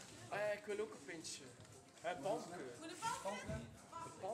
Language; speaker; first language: Dutch; native; Dutch